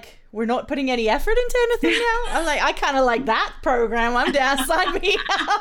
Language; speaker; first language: English; native; English